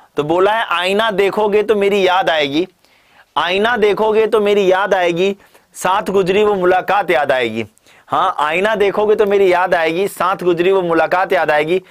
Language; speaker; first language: Hindi; native; Hindi